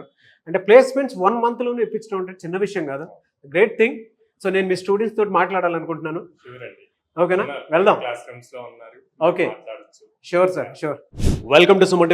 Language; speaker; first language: Telugu; native; Telugu